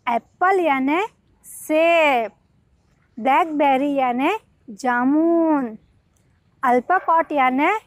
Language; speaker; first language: Hindi; non-native, local second language; Gujarati